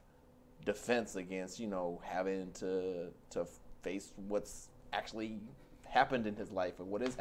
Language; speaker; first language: English; native; English